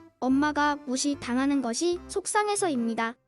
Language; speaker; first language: Korean; native; Korean